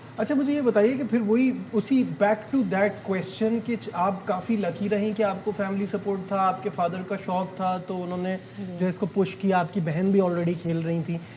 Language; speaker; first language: Urdu; native; Urdu